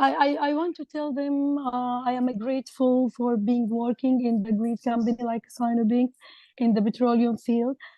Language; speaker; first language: English; non-native, learner; Arabic